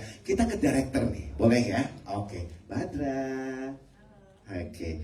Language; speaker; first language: Indonesian; native; Indonesian